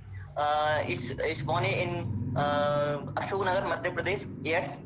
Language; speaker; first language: German; non-native, learner; Hindi